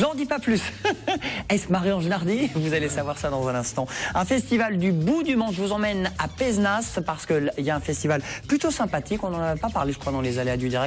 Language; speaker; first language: French; native; French